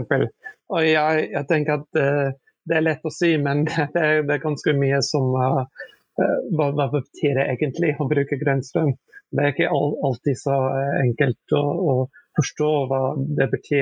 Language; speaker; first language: Norwegian; non-native, fluent; English